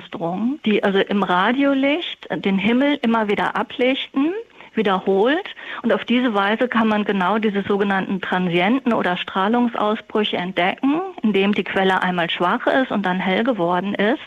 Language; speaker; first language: German; native; German